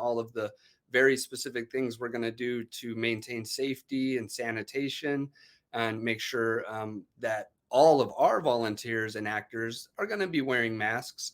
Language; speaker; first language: English; native; English